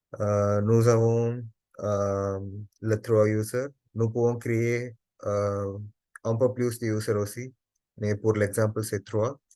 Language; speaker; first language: French; non-native, learner; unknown